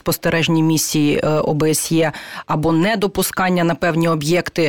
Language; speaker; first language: Ukrainian; native; Ukrainian